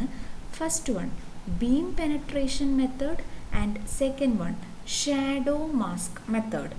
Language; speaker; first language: Malayalam; native; Malayalam